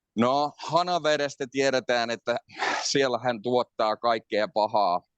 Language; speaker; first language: Finnish; early bilingual, heritage; Finnish